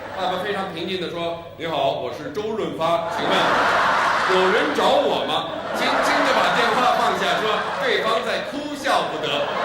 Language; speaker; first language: Chinese; non-native, fluent; English